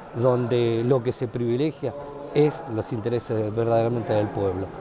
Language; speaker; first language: Spanish; native; Spanish